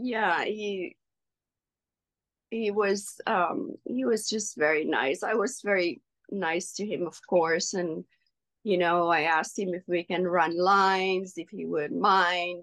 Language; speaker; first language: English; non-native, local second language; Afrikaans